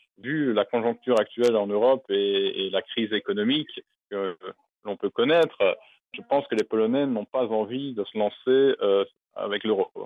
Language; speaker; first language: French; native; French